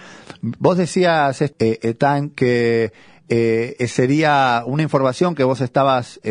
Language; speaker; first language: Spanish; native; Spanish